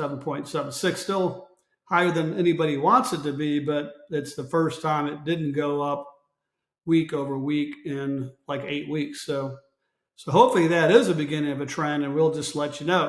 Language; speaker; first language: English; native; English